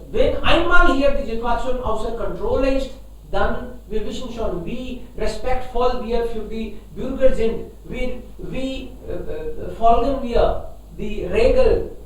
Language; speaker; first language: German; non-native, fluent; Hindi